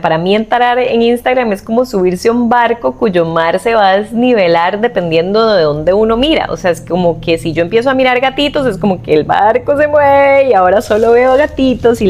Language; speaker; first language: Spanish; native; Spanish